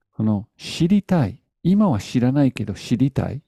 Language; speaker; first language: Japanese; non-native, fluent; English